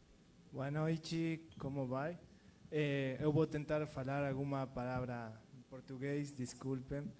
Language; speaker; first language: Portuguese; non-native, learner; Spanish